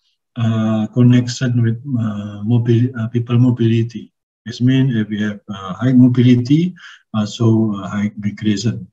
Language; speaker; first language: English; non-native, learner; Indonesian